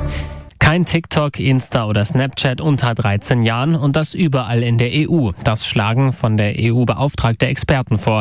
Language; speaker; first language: German; native; German